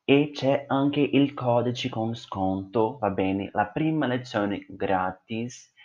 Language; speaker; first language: Italian; non-native, fluent; Portuguese